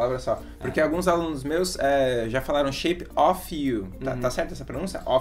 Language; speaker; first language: Portuguese; native; Portuguese